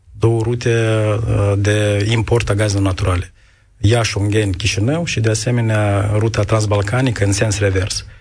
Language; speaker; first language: Romanian; native; Romanian